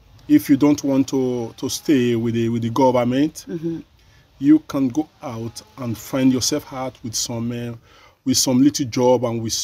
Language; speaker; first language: English; non-native, learner; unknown